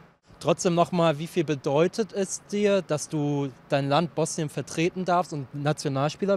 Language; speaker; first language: German; native; German